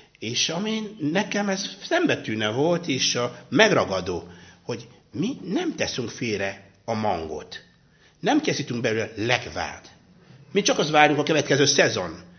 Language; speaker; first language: Hungarian; non-native, fluent; Luba-Lulua